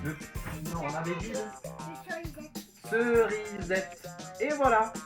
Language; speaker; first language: French; native; French